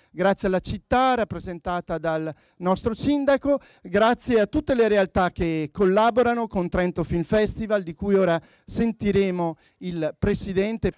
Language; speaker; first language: Italian; native; Italian